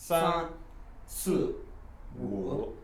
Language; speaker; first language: Chinese; non-native, learner; English